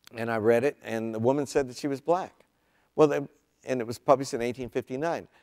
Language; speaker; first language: English; native; English